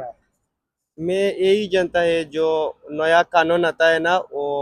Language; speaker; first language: Hindi; non-native, learner; Bangla